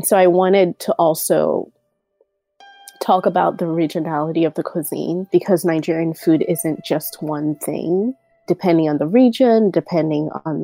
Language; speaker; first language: English; non-native, local second language; Yoruba